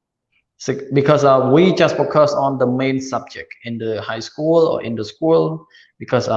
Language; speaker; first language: English; non-native, learner; Khmer